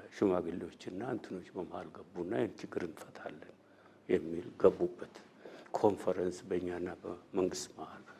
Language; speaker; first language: Amharic; non-native, local second language; Oromo